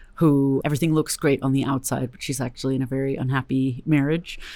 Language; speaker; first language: English; native; English